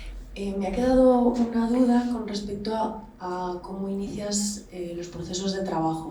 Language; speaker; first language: Spanish; native; Spanish